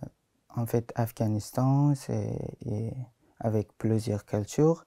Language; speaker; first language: French; non-native, learner; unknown